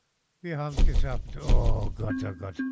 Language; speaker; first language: German; native; German